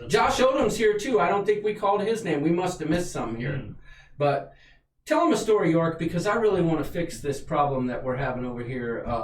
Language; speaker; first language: English; native; English